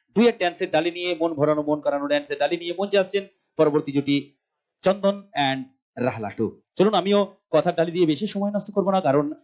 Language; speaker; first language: Bangla; non-native, local second language; Santali